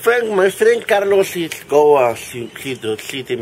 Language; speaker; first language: English; non-native, learner; Spanish